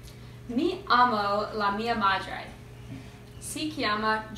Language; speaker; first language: Italian; non-native, learner; English